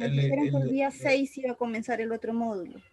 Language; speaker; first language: Spanish; native; Spanish